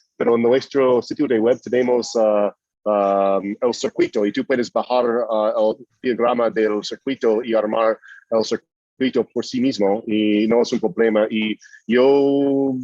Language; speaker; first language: Spanish; non-native, fluent; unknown